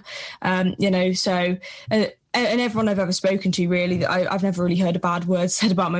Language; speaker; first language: English; native; English